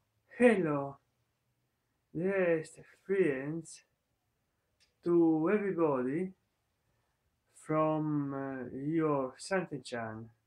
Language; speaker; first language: English; non-native, learner; Italian